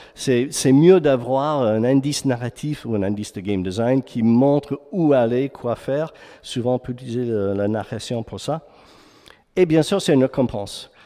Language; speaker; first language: French; non-native, fluent; English